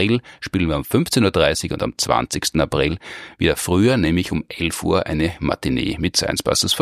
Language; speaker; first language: German; native; German